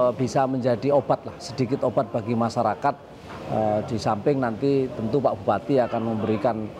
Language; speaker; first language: Indonesian; native; Indonesian